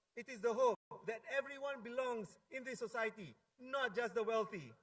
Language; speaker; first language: English; non-native, local second language; Malay